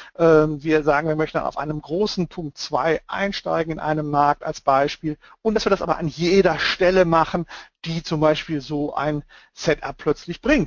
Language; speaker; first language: German; native; German